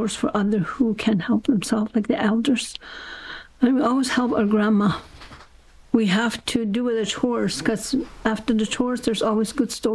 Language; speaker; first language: English; non-native, fluent; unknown